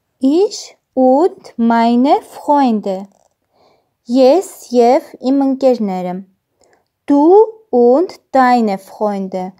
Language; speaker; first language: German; non-native, fluent; Armenian